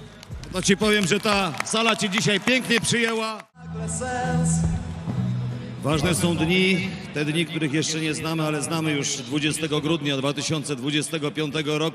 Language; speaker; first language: Polish; native; Polish